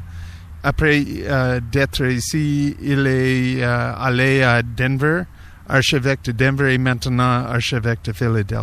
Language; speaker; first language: French; non-native, learner; English